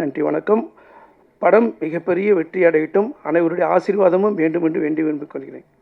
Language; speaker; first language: Tamil; native; Tamil